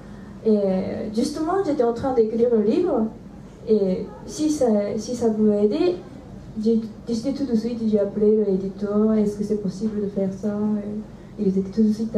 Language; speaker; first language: French; non-native, fluent; Japanese